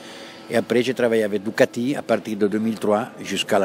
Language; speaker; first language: French; non-native, fluent; Italian